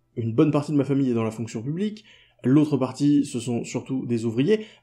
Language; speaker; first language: French; native; French